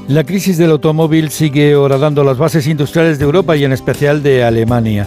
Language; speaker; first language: Spanish; native; Spanish